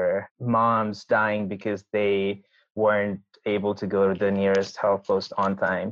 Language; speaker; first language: English; non-native, local second language; Nepali